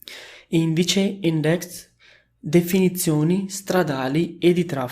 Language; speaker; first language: Italian; non-native, fluent; Urdu